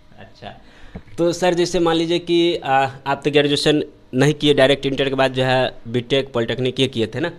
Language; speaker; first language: Hindi; native; Hindi